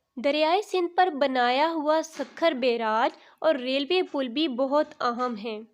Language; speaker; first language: Urdu; native; Urdu